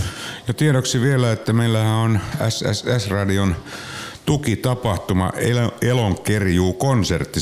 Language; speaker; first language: Finnish; native; Finnish